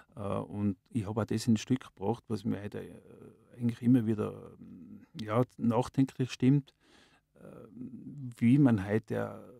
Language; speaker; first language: German; native; German